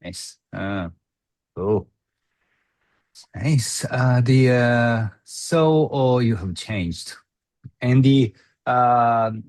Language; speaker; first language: English; non-native, learner; Japanese